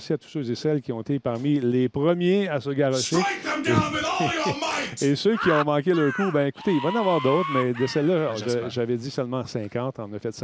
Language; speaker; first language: French; native; French